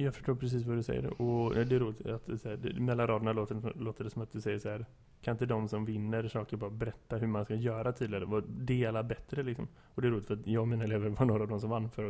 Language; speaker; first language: Swedish; native; Swedish